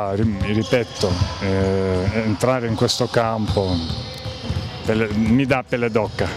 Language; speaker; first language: Italian; non-native, fluent; Lithuanian